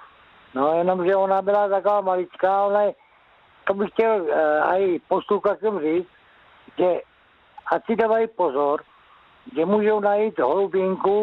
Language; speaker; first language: Czech; native; Czech